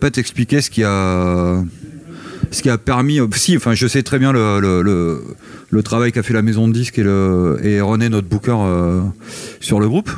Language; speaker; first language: French; native; French